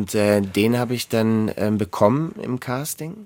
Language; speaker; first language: German; native; German